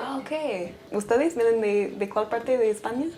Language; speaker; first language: Spanish; non-native, learner; English